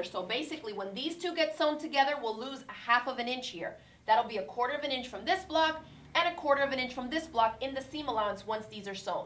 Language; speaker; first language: English; native; English